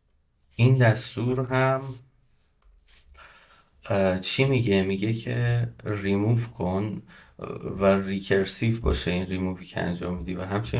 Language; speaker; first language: Persian; native; Persian